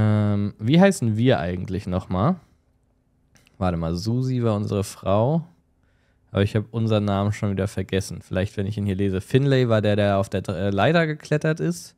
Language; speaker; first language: German; native; German